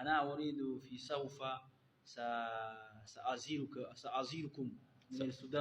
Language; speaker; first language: Arabic; non-native, learner; Kinyarwanda